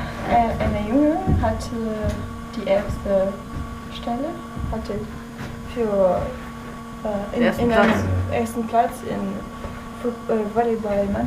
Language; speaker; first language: German; non-native, fluent; Russian